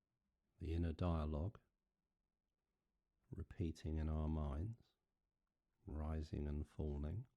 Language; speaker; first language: English; native; English